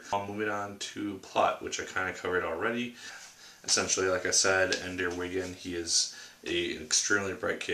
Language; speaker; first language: English; native; English